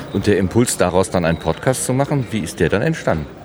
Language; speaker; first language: German; native; German